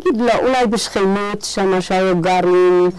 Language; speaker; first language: Hebrew; non-native, fluent; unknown